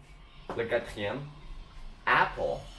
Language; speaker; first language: French; non-native, learner; Chinese